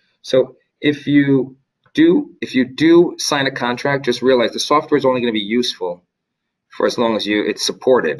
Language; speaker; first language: English; native; English